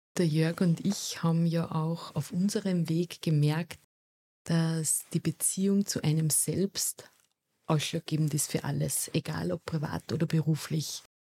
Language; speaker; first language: German; native; German